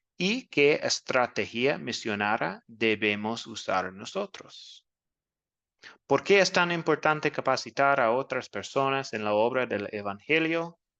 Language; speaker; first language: Spanish; non-native, learner; English